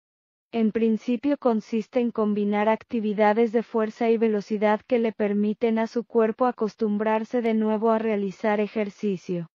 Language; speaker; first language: Spanish; native; Spanish